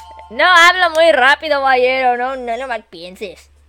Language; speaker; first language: Spanish; non-native, learner; English